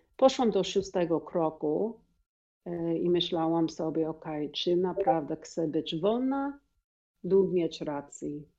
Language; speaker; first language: Polish; non-native, learner; English